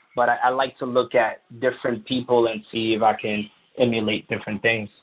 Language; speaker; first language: English; non-native, fluent; Spanish